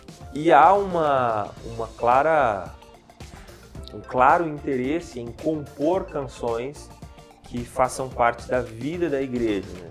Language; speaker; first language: Portuguese; native; Portuguese